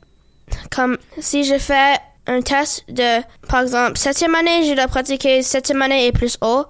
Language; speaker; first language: French; early bilingual, other home language; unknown